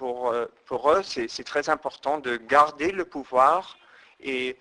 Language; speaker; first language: French; non-native, fluent; English